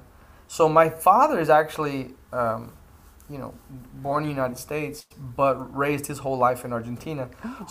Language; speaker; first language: English; native; English